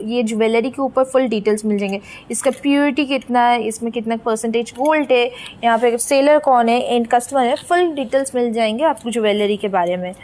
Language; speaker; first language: Hindi; non-native, local second language; Bangla